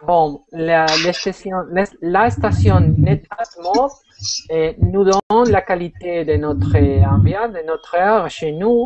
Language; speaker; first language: French; non-native, fluent; Spanish